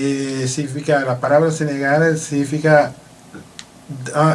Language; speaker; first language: Spanish; non-native, learner; French